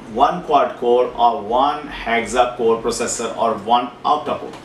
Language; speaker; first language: English; non-native, local second language; Urdu